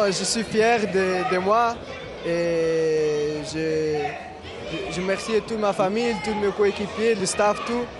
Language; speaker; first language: French; non-native, learner; Portuguese